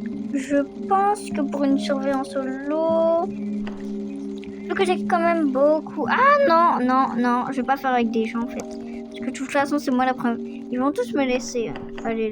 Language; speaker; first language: French; native; French